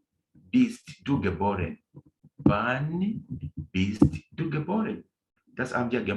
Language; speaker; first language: German; non-native, fluent; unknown